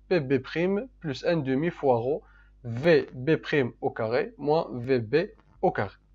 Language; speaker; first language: French; non-native, local second language; Arabic